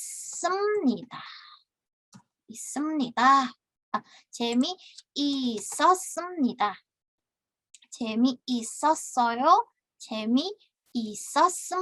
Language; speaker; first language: Korean; non-native, fluent; Indonesian